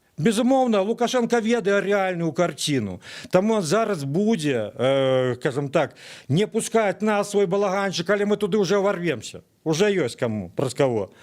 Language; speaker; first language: Belarusian; native; Belarusian